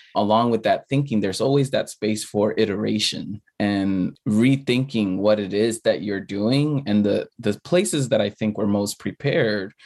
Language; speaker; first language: English; early bilingual, other home language; Spanish